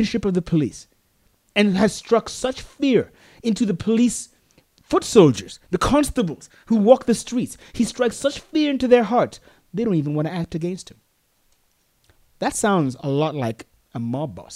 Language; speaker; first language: English; non-native, local second language; Tswana